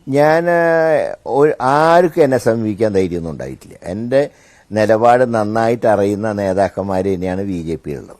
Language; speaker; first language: Malayalam; native; Malayalam